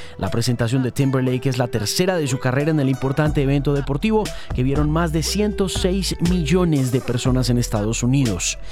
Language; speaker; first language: Spanish; native; Spanish